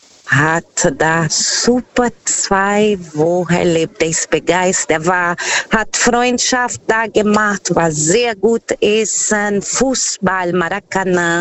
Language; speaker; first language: German; non-native, learner; Portuguese